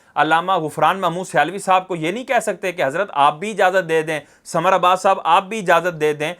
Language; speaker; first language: Urdu; non-native, local second language; Punjabi